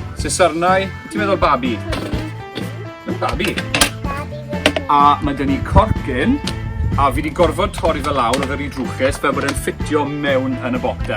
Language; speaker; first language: Welsh; native; Welsh